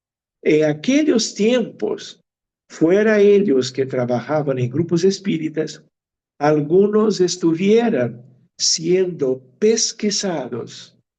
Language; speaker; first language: Spanish; non-native, fluent; Portuguese